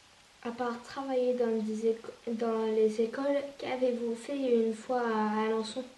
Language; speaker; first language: French; early bilingual, other home language; English